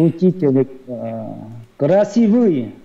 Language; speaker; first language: Russian; non-native, learner; Vietnamese